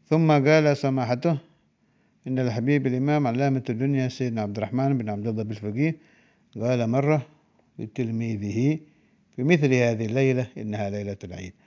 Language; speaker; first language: Arabic; non-native, fluent; Indonesian